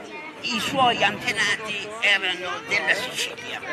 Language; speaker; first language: Italian; native; Italian